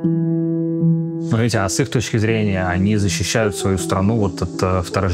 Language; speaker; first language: Russian; native; Russian